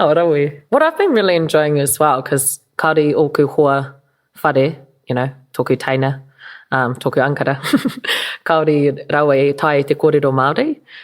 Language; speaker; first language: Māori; non-native, local second language; English